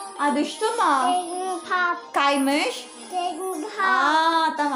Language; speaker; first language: Turkish; non-native, learner; Filipino